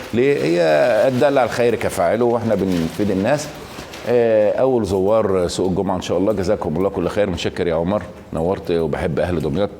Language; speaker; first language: Egyptian Arabic; native; Egyptian Arabic